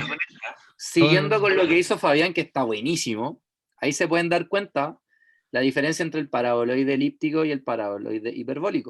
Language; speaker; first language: Spanish; native; Spanish